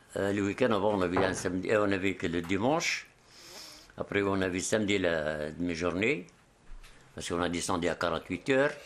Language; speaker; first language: French; non-native, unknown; Arabic